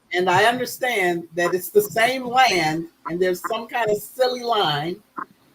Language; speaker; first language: English; native; English